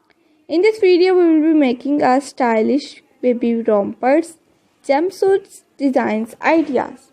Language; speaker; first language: English; non-native, learner; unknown